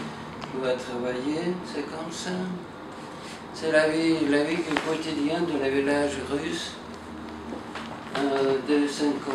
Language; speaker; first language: French; non-native, fluent; Russian